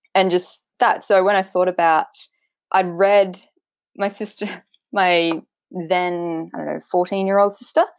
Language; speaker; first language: English; native; English